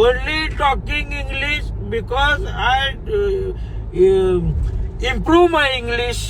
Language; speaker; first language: English; non-native, learner; Marathi